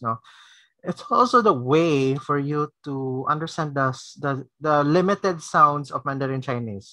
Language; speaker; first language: English; non-native, local second language; Cebuano